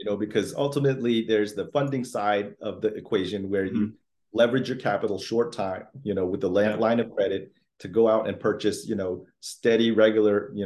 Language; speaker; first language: English; early bilingual, other home language; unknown